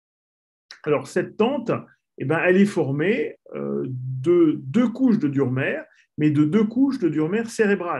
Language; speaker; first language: French; native; French